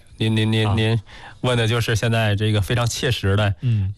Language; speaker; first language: Chinese; native; Chinese